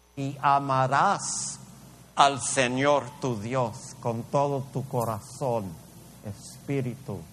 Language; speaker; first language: Spanish; early bilingual, heritage; Spanish